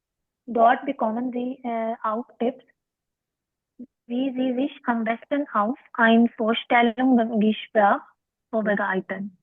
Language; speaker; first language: German; non-native, learner; Urdu